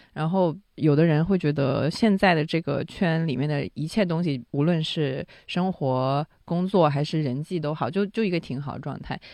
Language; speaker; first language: Chinese; non-native, local second language; Cantonese